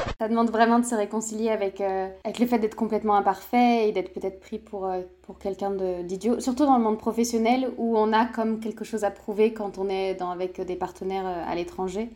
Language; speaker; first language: French; native; French